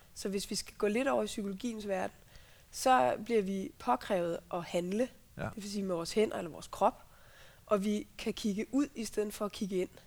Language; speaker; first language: Danish; native; Danish